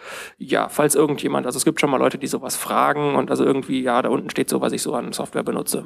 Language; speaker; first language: German; native; German